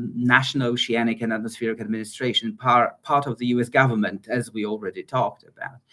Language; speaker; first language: English; non-native, fluent; Polish